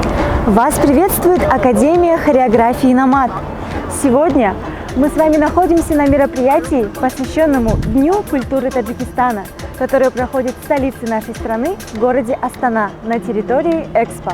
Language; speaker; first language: Russian; native; Russian